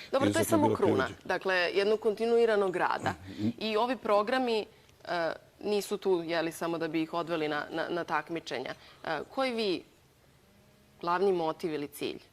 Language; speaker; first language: Bosnian; native; Bosnian